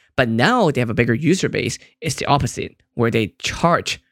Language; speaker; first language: English; non-native, local second language; Cantonese